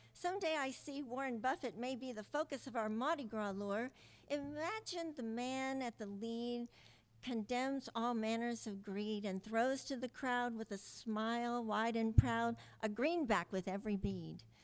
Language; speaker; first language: English; early bilingual, other home language; Spanish